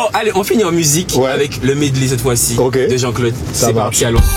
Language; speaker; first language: French; native; French